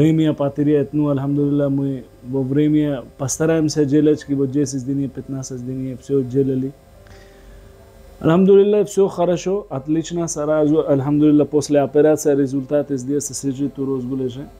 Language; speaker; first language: Russian; non-native, learner; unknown